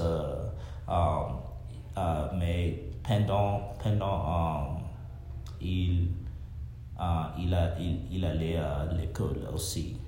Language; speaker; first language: French; non-native, learner; English